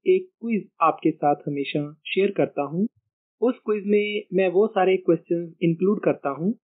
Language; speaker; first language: Hindi; non-native, local second language; Punjabi